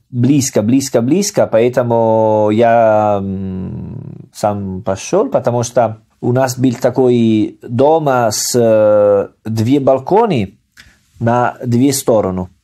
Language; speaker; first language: Russian; non-native, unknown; Italian